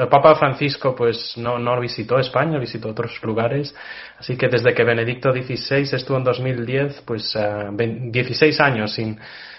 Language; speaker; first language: Spanish; native; Spanish